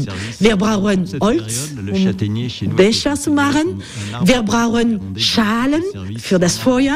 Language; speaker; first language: German; non-native, learner; French